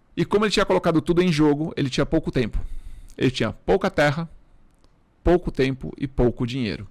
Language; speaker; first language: Portuguese; early bilingual, other home language; Spanish